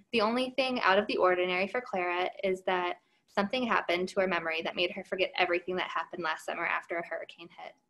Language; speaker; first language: English; native; English